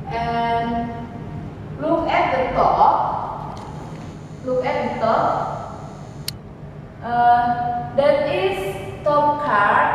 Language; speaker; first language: English; non-native, learner; Indonesian